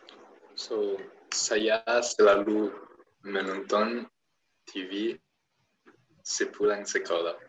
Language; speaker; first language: Indonesian; non-native, learner; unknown